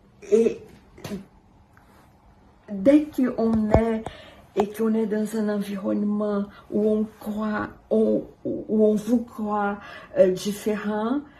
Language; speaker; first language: French; non-native, fluent; Portuguese